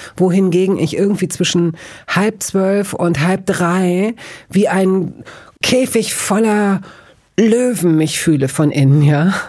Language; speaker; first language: German; native; German